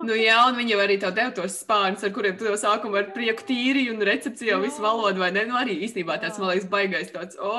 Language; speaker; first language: Latvian; native; Latvian